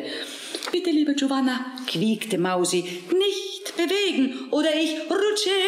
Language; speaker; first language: German; native; German